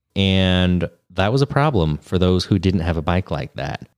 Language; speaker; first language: English; native; English